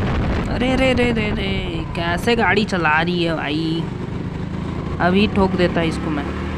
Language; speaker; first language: Hindi; native; Hindi